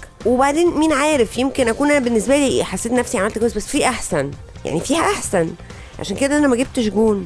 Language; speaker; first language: Arabic; native; Arabic